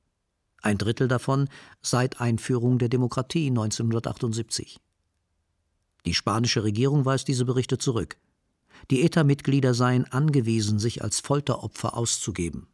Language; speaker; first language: German; native; German